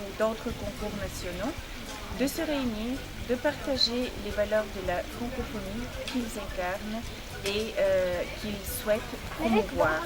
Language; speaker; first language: French; non-native, fluent; Bulgarian